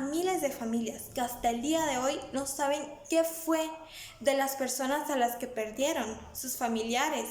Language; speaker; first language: Spanish; native; Spanish